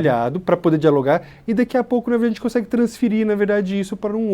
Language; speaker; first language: Portuguese; native; Portuguese